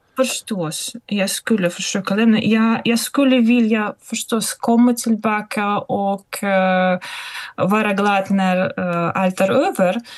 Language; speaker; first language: Swedish; non-native, fluent; Russian